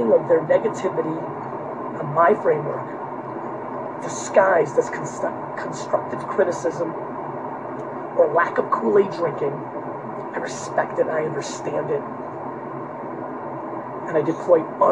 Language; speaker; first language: English; early bilingual, other home language; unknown